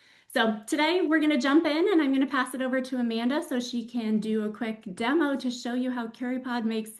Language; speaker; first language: English; native; English